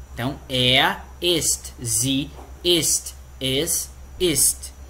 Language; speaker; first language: German; non-native, learner; Portuguese